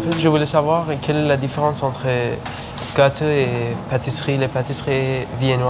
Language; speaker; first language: French; non-native, learner; Persian